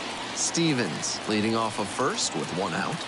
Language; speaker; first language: English; native; English